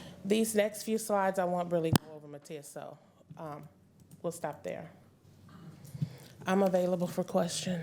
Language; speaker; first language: English; native; English